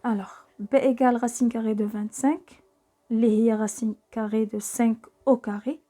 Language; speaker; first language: French; non-native, local second language; Arabic